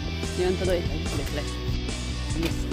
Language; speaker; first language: English; non-native, learner; Filipino